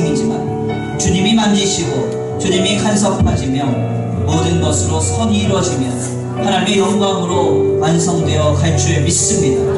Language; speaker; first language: Korean; native; Korean